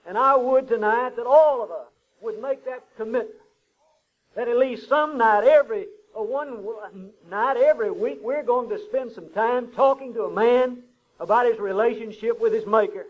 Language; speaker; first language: English; native; English